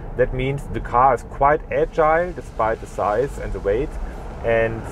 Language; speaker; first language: English; non-native, fluent; German